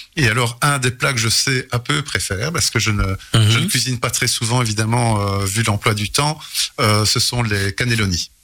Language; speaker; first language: French; native; French